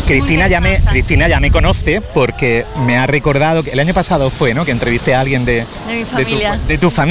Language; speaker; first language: Spanish; native; Spanish